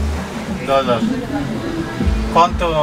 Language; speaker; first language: Spanish; non-native, learner; Malayalam